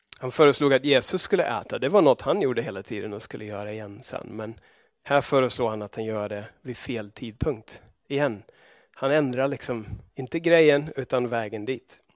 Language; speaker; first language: Swedish; non-native, fluent; English